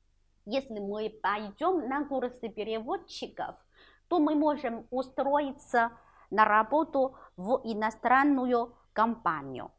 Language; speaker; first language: Russian; non-native, fluent; Chinese